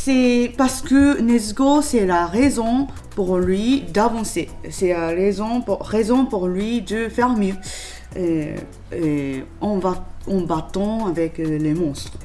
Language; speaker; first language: French; non-native, learner; Japanese